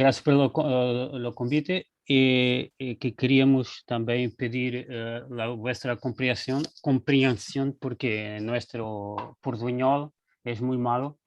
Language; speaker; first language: Spanish; non-native, learner; Portuguese